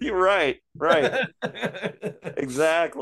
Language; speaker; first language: English; native; English